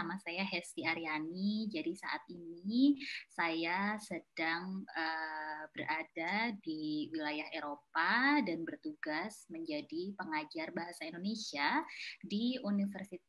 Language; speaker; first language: Indonesian; native; Indonesian